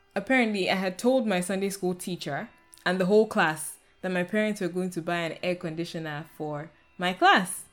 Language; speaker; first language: English; non-native, local second language; Yoruba